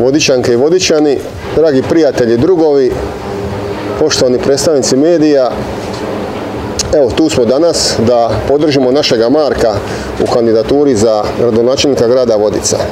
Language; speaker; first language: Serbian; native; Serbian